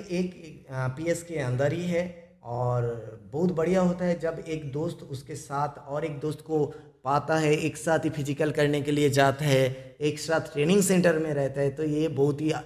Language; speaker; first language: Hindi; non-native, local second language; Bangla